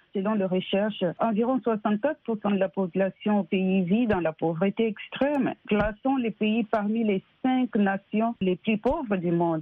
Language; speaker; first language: French; non-native, local second language; Lingala